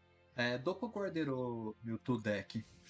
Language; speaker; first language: Italian; non-native, learner; Portuguese